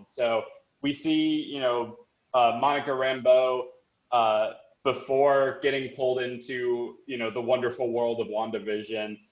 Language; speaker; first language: English; native; English